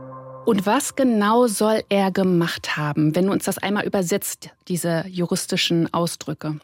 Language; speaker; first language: German; native; German